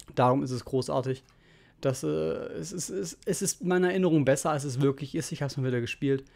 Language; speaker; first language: German; native; German